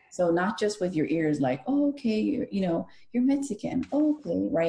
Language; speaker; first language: English; early bilingual, other home language; Spanish